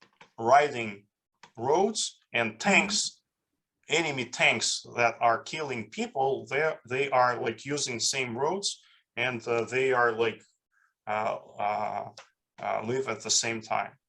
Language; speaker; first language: English; non-native, fluent; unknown